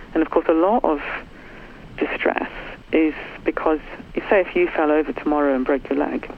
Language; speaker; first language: English; native; English